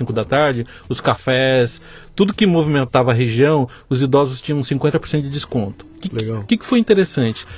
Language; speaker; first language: Portuguese; native; Portuguese